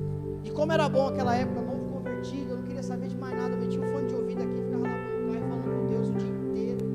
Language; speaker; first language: Portuguese; native; Portuguese